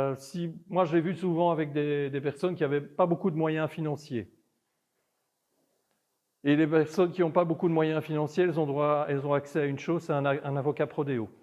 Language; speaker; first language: French; native; French